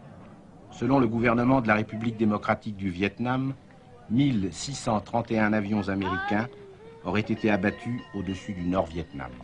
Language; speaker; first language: French; native; French